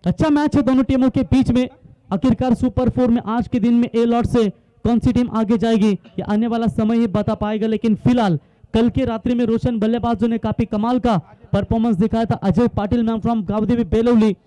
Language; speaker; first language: Hindi; non-native, local second language; Marathi